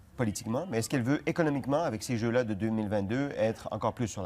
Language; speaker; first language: French; native; French